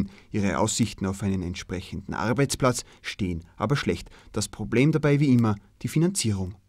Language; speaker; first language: German; native; German